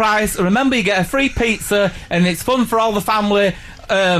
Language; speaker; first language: English; native; English